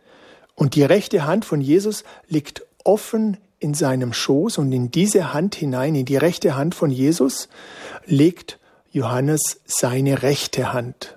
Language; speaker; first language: German; native; German